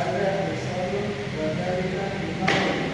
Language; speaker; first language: Arabic; non-native, learner; Indonesian